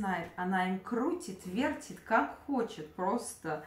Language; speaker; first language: Russian; native; Russian